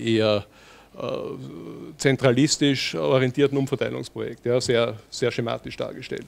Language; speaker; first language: German; native; German